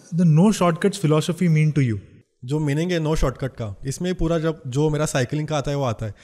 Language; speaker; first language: Hindi; non-native, local second language; Marathi